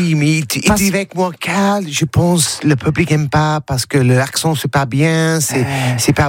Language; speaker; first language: French; non-native, learner; English